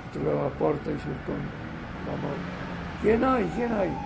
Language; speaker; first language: Spanish; non-native, local second language; Catalan